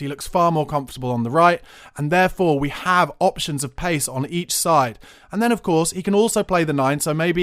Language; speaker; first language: English; native; English